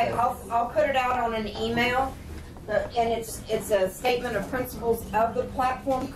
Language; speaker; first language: English; native; English